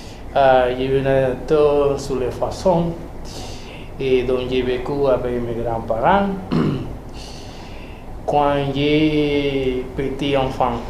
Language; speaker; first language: French; non-native, learner; Spanish